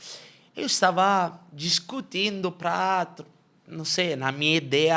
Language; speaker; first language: Portuguese; non-native, fluent; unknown